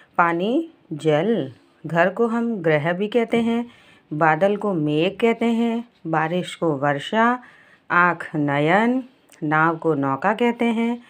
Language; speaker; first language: Hindi; non-native, local second language; Gujarati